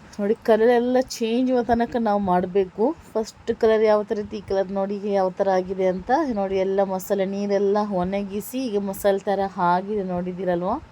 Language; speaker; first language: Kannada; non-native, local second language; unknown